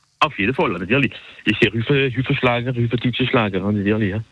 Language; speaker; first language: German; non-native, local second language; French